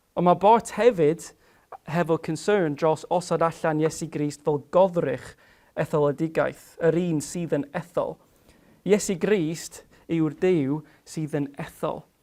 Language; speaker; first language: Welsh; non-native, fluent; English